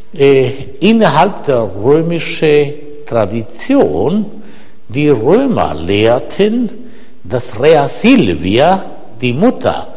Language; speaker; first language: German; non-native, fluent; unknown